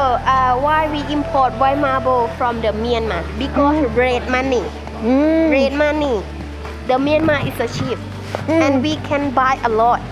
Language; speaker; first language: English; non-native, learner; Thai